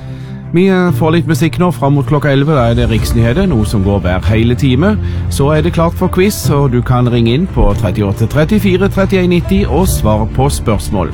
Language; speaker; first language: Norwegian; native; Norwegian